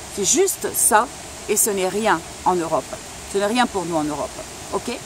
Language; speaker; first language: French; non-native, local second language; Spanish